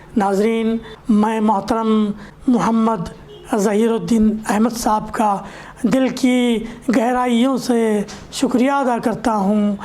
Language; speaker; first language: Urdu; native; Urdu